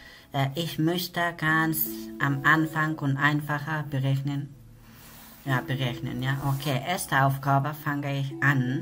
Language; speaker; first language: German; non-native, learner; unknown